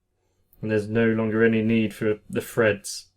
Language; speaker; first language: English; native; English